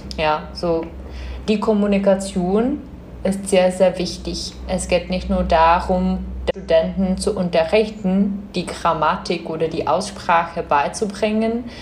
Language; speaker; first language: German; non-native, fluent; Czech